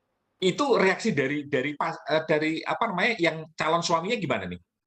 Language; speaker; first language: Malay; native; Malay